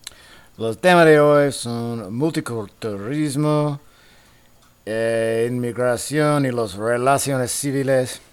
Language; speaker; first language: Spanish; non-native, learner; English